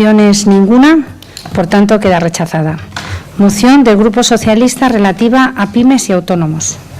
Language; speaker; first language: Spanish; native; Spanish